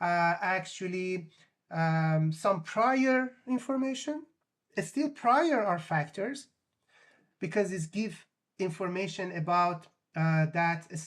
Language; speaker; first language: English; non-native, fluent; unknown